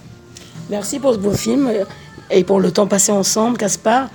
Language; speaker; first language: French; native; French